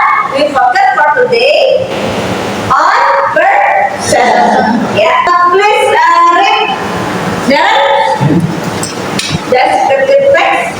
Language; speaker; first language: English; non-native, fluent; Indonesian